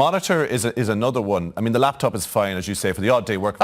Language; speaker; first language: English; native; English